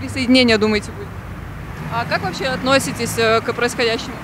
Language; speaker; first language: Russian; native; Russian